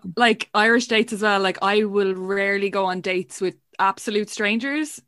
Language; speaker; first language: English; native; English